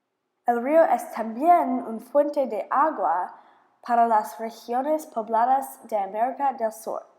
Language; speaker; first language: Spanish; non-native, learner; English